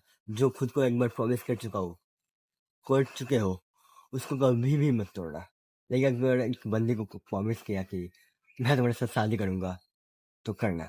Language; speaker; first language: Hindi; non-native, local second language; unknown